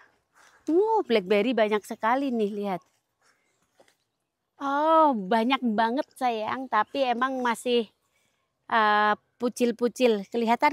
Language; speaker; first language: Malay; non-native, local second language; Javanese